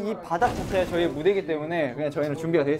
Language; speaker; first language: Korean; native; Korean